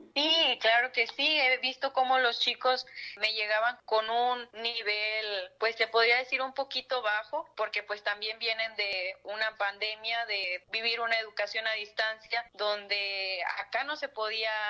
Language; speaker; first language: Spanish; native; Spanish